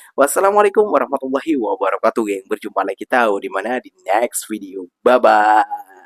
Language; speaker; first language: Indonesian; native; Indonesian